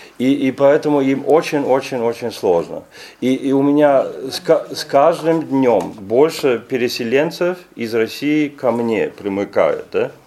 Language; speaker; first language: Russian; non-native, fluent; German